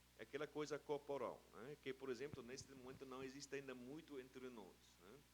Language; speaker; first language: Portuguese; non-native, fluent; German